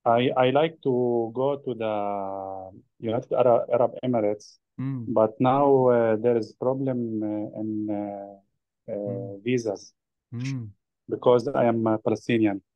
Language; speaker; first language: English; non-native, learner; Arabic